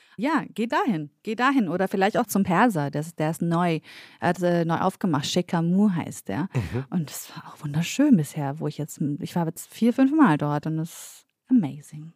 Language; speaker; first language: German; early bilingual, other home language; Kurdish